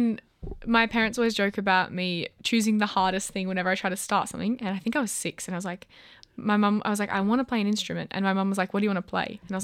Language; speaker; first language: English; native; English